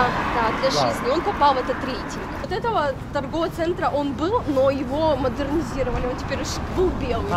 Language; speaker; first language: Russian; native; Russian